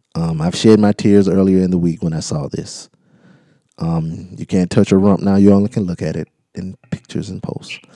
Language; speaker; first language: English; native; English